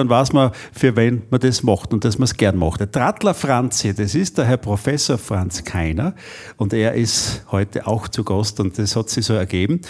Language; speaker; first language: German; native; German